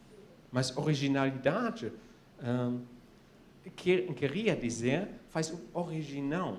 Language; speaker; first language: Portuguese; non-native, fluent; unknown